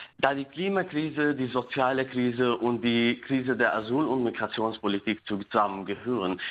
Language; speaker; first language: German; non-native, fluent; Arabic